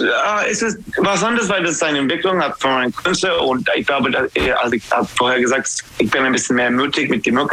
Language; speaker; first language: German; non-native, learner; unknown